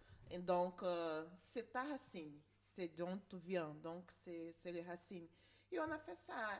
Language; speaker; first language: French; non-native, learner; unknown